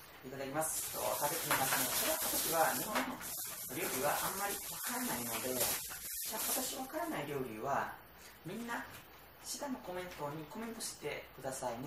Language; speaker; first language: Japanese; non-native, learner; Nepali